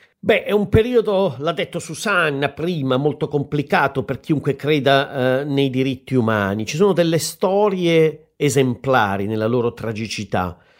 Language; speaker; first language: Italian; native; Italian